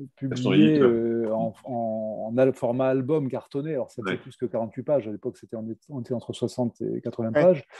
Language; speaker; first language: French; native; French